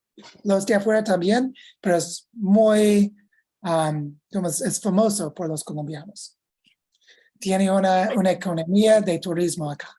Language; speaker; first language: Spanish; non-native, fluent; English